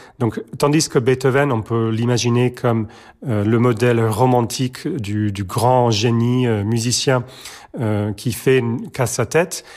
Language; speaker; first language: French; non-native, fluent; Serbian